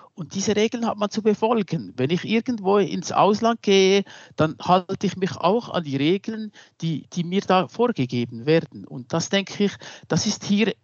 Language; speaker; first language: German; native; German